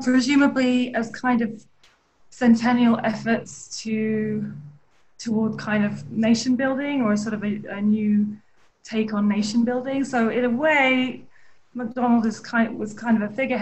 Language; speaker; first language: English; native; English